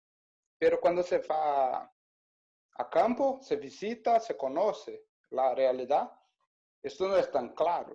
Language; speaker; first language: Spanish; non-native, learner; Portuguese